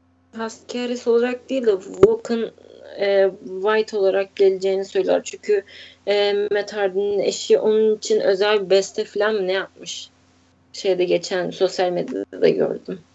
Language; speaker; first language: Turkish; native; Turkish